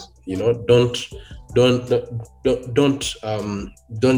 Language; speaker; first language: English; non-native, local second language; Ganda